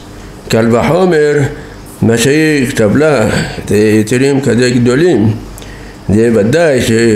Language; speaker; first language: Hebrew; non-native, fluent; Persian